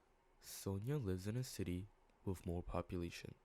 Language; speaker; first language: English; native; English